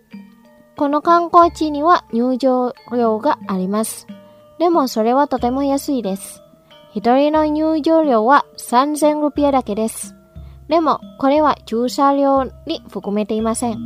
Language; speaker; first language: Japanese; non-native, fluent; Indonesian